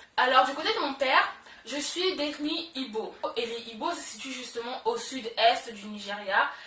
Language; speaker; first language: French; early bilingual, other home language; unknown